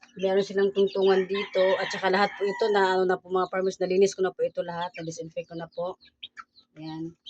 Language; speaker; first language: Filipino; non-native, local second language; Cebuano